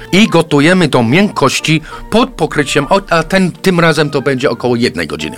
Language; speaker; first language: Polish; non-native, fluent; English